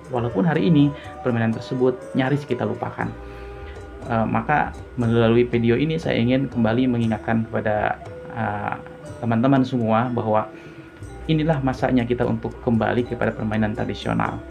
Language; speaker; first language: Indonesian; non-native, local second language; Sundanese